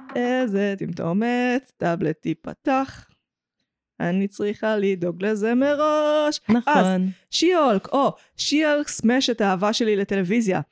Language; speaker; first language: Hebrew; native; Hebrew